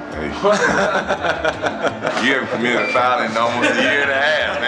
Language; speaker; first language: English; native; English